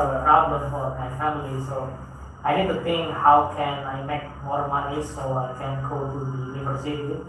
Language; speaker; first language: English; non-native, fluent; Indonesian